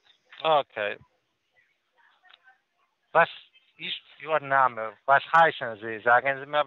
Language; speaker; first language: German; non-native, fluent; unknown